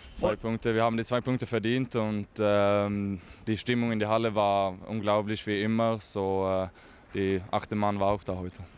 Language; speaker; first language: German; non-native, fluent; Swedish